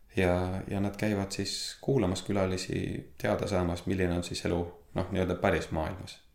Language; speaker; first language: Estonian; native; Estonian